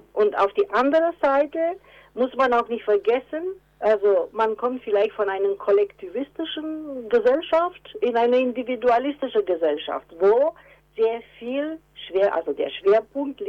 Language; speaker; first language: German; non-native, fluent; Romanian